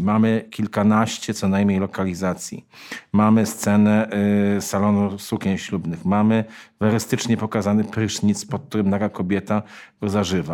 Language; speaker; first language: Polish; native; Polish